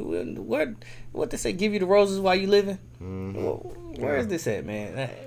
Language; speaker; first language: English; native; English